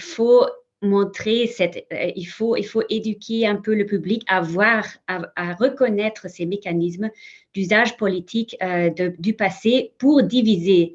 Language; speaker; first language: French; non-native, fluent; German